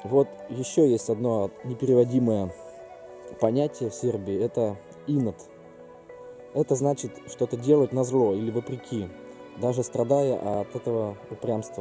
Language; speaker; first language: Russian; native; Russian